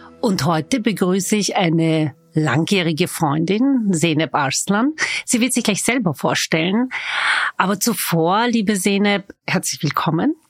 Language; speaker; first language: German; native; German